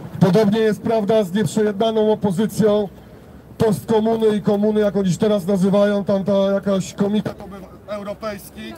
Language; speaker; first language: Polish; native; Polish